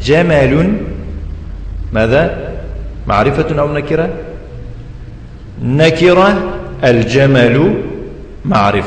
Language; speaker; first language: Arabic; non-native, fluent; Tajik